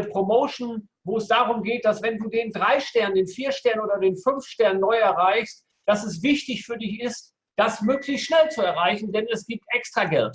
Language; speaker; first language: German; native; German